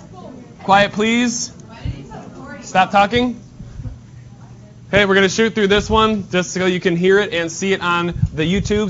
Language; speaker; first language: English; native; English